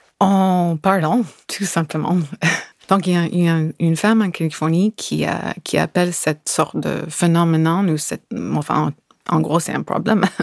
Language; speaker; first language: French; non-native, fluent; English